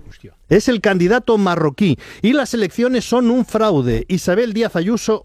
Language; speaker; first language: Spanish; native; Spanish